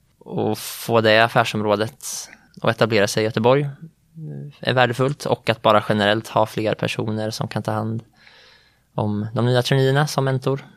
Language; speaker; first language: Swedish; native; Swedish